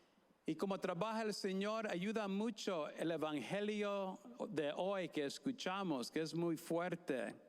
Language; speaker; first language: Spanish; non-native, fluent; English